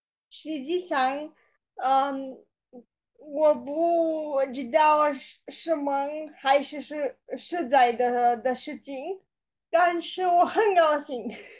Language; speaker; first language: Chinese; non-native, learner; Romanian